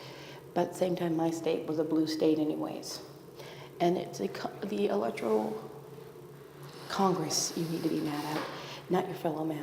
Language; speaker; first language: English; native; English